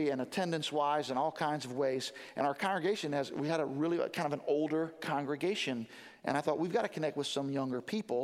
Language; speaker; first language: English; native; English